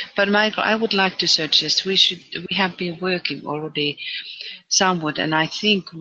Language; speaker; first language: English; non-native, fluent; Finnish